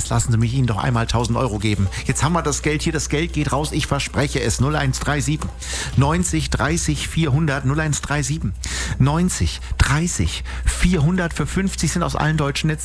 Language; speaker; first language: German; native; German